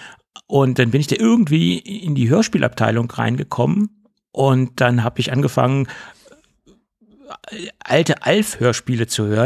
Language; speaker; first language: German; native; German